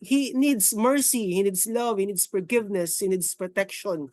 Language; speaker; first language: English; non-native, local second language; Filipino